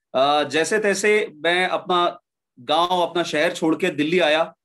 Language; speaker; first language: Hindi; native; Hindi